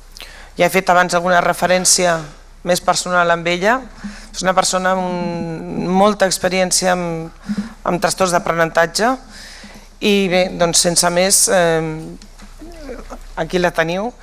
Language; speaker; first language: Catalan; native; Catalan